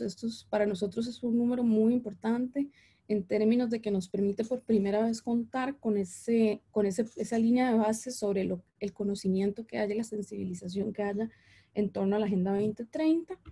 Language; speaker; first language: Spanish; native; Spanish